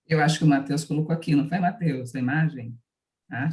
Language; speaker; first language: Portuguese; native; Portuguese